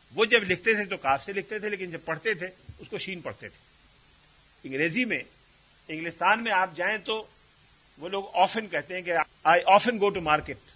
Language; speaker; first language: Urdu; native; Urdu